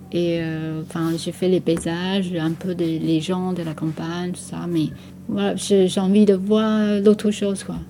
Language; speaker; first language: French; non-native, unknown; Min Nan Chinese